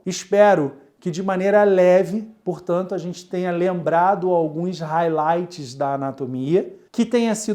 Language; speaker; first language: Portuguese; native; Portuguese